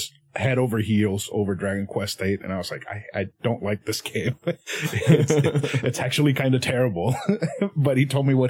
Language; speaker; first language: English; non-native, fluent; Spanish